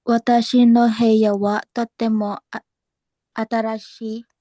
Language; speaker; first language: Japanese; non-native, learner; Filipino